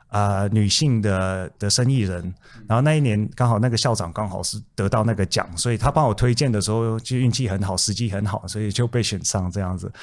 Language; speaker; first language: Chinese; native; Chinese